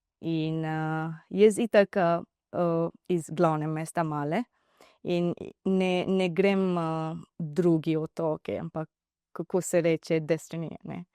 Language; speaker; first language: Slovenian; non-native, learner; Divehi